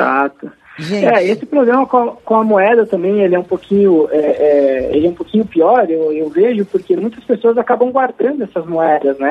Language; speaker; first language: Portuguese; native; Portuguese